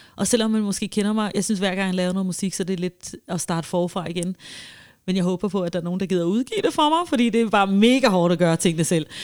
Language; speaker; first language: Danish; early bilingual, heritage; Danish